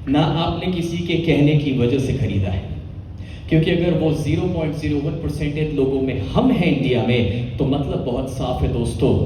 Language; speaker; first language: Hindi; non-native, local second language; Gujarati